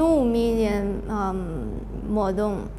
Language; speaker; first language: Persian; non-native, learner; Chinese